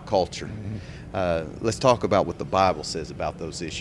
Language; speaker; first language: English; native; English